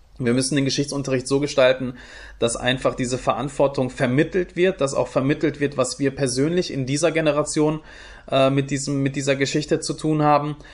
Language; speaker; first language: German; early bilingual, other home language; Turkish